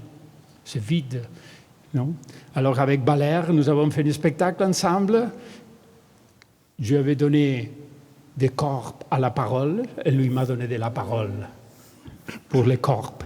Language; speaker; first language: French; non-native, learner; Catalan